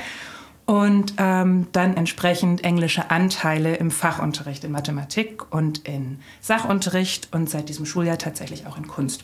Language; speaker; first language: German; native; German